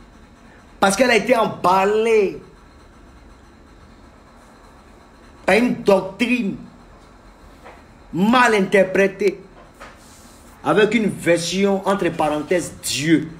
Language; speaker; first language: French; native; French